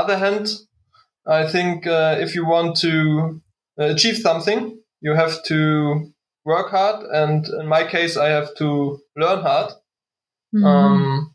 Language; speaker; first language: English; non-native, learner; German